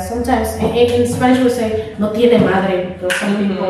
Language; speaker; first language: English; non-native, fluent; Spanish